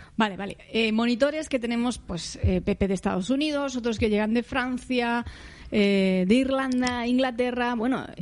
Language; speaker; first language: Spanish; native; Spanish